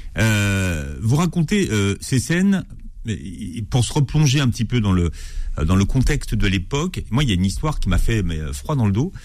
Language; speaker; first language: French; native; French